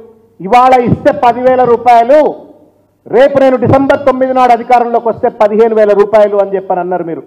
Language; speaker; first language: Telugu; native; Telugu